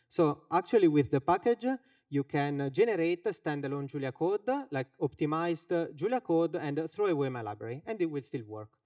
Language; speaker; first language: English; non-native, fluent; Finnish